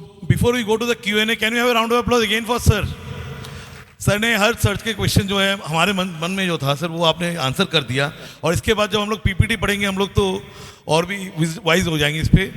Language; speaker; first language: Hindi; non-native, local second language; Bangla